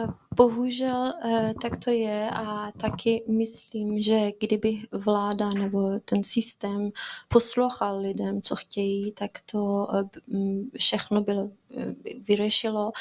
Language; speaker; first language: Czech; non-native, fluent; Persian